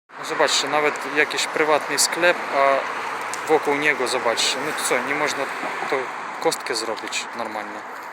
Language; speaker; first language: Polish; non-native, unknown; Ukrainian